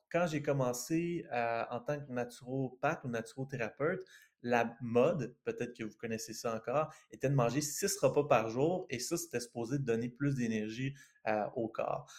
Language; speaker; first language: French; native; French